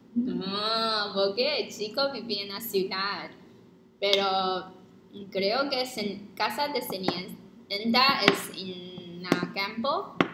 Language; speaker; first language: Spanish; non-native, learner; Chinese